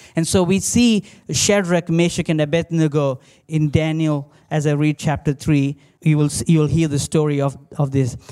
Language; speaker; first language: English; non-native, local second language; Telugu